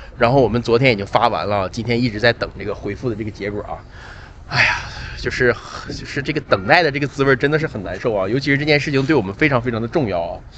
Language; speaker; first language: Chinese; native; Chinese